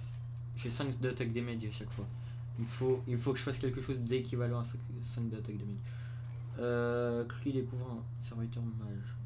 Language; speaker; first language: French; native; French